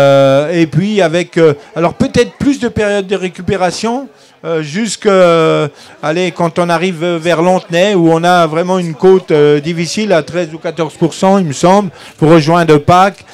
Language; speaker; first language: French; native; French